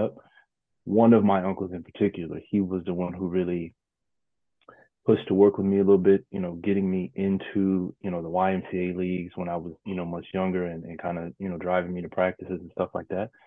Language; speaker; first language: English; native; English